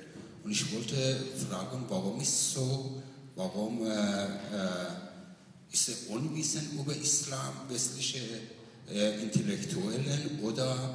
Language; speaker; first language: German; non-native, learner; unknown